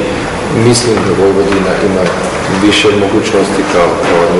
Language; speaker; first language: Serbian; non-native, learner; German